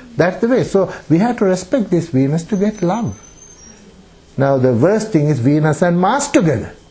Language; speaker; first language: English; non-native, local second language; Sinhala